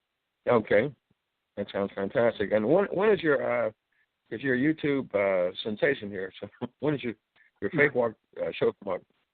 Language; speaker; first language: English; native; English